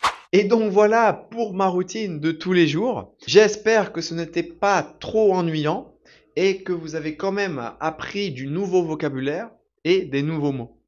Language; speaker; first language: French; native; French